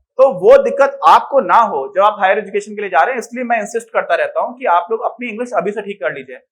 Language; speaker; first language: Hindi; native; Hindi